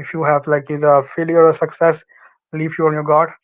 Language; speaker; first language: English; non-native, learner; Urdu